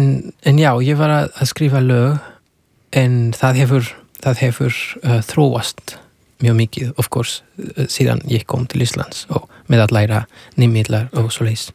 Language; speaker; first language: Icelandic; non-native, fluent; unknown